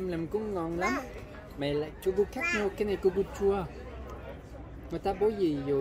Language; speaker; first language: Vietnamese; early bilingual, heritage; Vietnamese